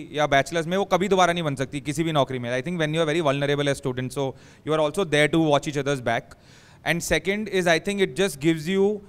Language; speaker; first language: Hindi; native; Hindi